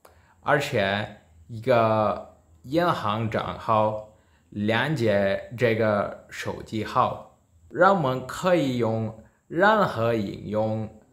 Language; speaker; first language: Chinese; non-native, learner; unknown